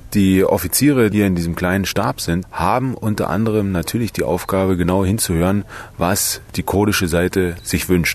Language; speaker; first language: German; native; German